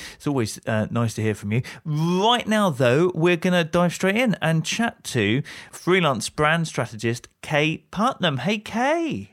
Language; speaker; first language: English; native; English